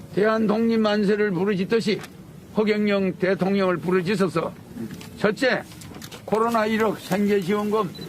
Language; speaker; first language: Korean; native; Korean